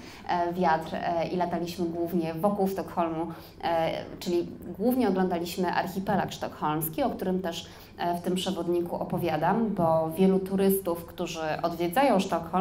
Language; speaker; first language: Polish; native; Polish